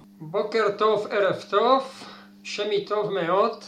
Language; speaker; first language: Hebrew; non-native, fluent; Czech